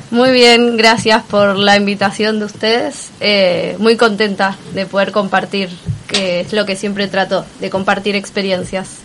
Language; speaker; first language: Spanish; native; Spanish